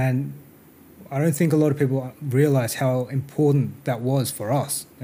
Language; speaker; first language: English; native; English